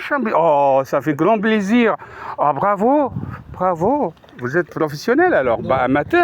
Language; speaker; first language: French; non-native, fluent; Arabic